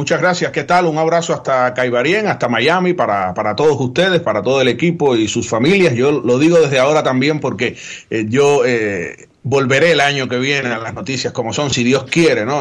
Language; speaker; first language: Spanish; native; Spanish